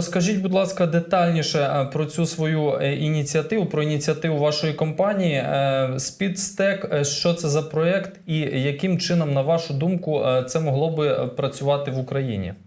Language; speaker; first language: Ukrainian; native; Ukrainian